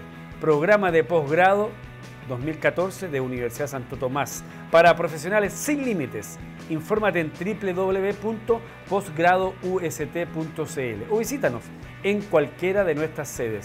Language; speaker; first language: Spanish; native; Spanish